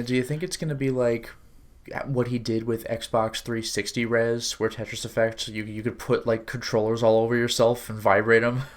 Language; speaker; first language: English; native; English